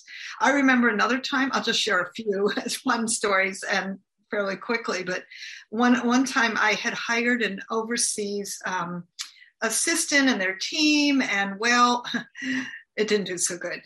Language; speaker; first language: English; native; English